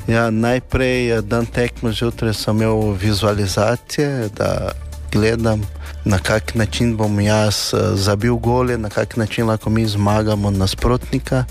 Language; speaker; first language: Slovenian; non-native, learner; Portuguese